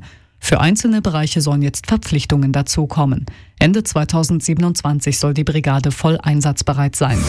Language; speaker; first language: German; native; German